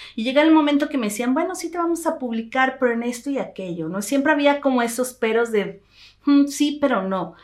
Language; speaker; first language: Spanish; native; Spanish